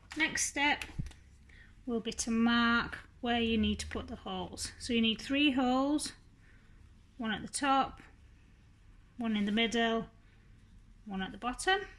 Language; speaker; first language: English; native; English